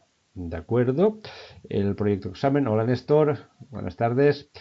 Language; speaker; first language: Spanish; native; Spanish